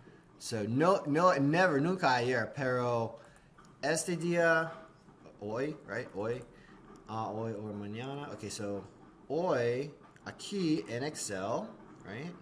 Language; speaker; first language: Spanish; non-native, learner; English